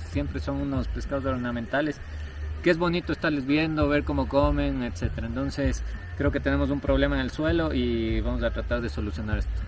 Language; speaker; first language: Spanish; native; Spanish